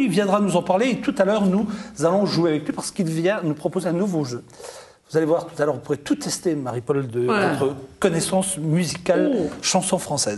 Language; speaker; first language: French; native; French